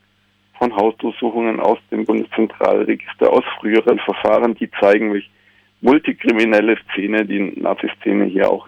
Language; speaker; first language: German; native; German